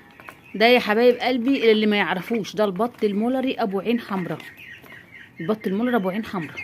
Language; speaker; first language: Arabic; native; Arabic